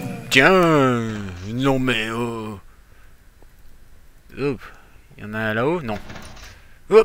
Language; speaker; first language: French; native; French